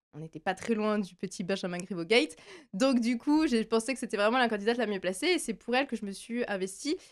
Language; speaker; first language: French; native; French